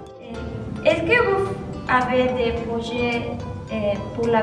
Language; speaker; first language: French; non-native, learner; Spanish